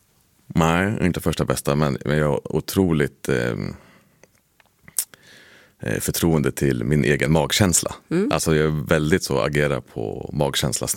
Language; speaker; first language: Swedish; native; Swedish